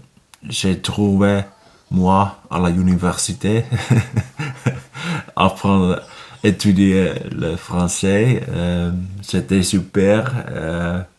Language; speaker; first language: French; non-native, learner; Finnish